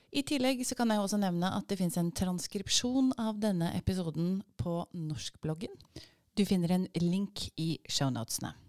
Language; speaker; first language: Norwegian; native; Norwegian